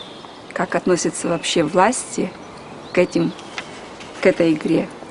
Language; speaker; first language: Russian; native; Russian